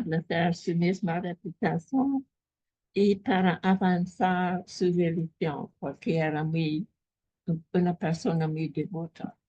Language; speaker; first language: Spanish; non-native, fluent; English